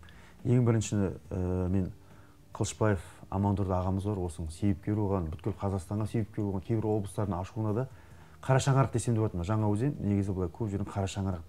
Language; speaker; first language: Kazakh; native; Kazakh